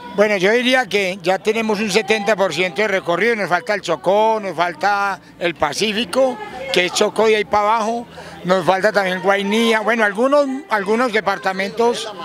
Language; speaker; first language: Spanish; native; Spanish